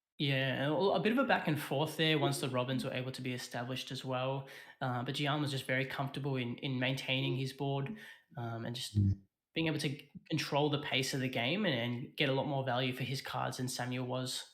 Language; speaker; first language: English; native; English